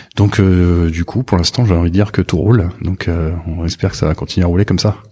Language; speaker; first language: French; native; French